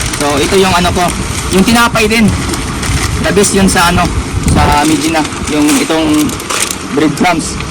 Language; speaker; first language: Filipino; non-native, local second language; Cebuano